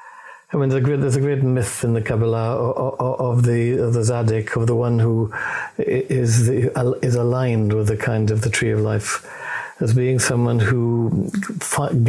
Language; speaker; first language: English; native; English